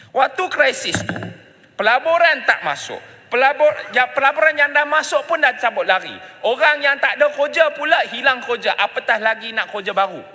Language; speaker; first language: Malay; non-native, local second language; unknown